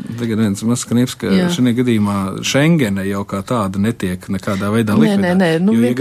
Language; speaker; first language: Latvian; native; Latvian